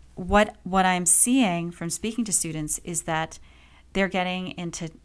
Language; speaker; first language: English; native; English